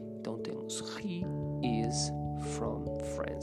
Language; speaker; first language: English; non-native, fluent; Portuguese